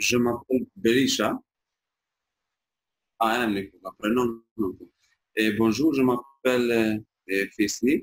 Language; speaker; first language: French; non-native, learner; Albanian